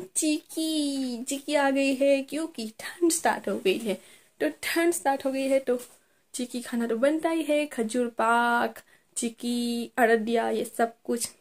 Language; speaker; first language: Hindi; non-native, local second language; Gujarati